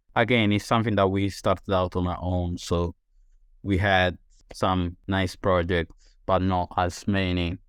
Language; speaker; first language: English; non-native, fluent; Italian